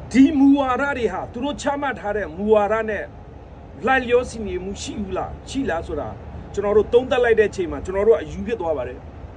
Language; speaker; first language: Burmese; non-native, local second language; Nepali